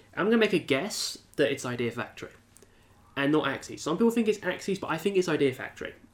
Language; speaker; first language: English; native; English